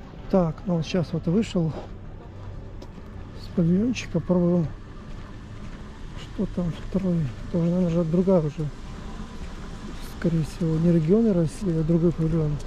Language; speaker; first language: Russian; native; Russian